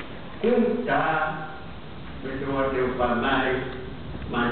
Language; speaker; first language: Portuguese; non-native, local second language; Kayapó